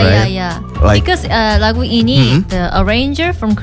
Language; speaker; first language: English; non-native, learner; Korean